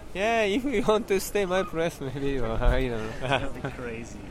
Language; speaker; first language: English; non-native, learner; Japanese